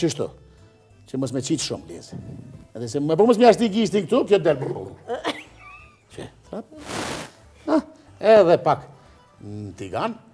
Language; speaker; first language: Albanian; native; Albanian